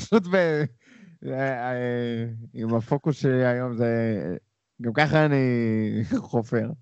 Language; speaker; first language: Hebrew; native; Hebrew